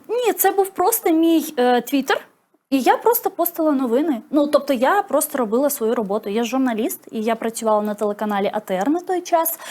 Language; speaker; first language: Ukrainian; non-native, local second language; Crimean Tatar